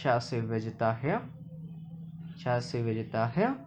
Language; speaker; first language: French; non-native, learner; Hindi